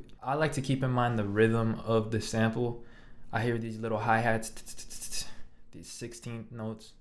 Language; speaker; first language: English; native; English